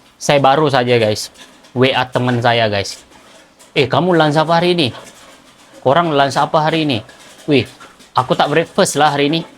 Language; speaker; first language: Malay; native; Malay